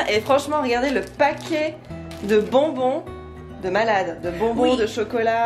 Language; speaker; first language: French; native; French